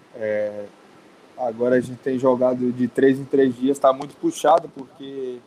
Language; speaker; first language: Portuguese; native; Portuguese